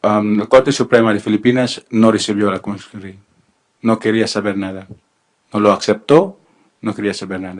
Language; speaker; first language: Spanish; non-native, learner; Filipino